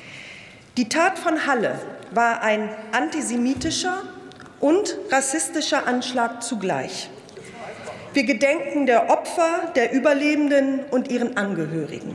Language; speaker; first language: German; early bilingual, other home language; Turkish